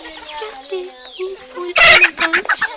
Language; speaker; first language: French; non-native, local second language; Arabic